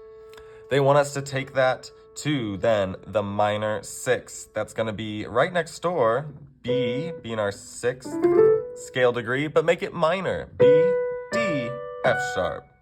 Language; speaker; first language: English; native; English